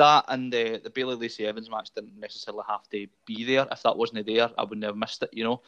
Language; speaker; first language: English; native; English